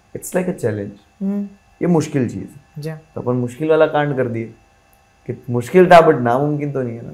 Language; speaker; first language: Hindi; non-native, local second language; Gujarati